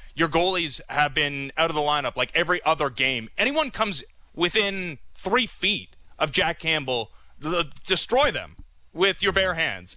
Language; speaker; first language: English; native; English